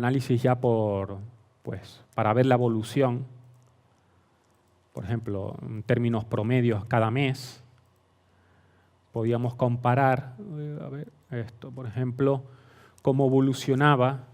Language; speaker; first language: Spanish; native; Spanish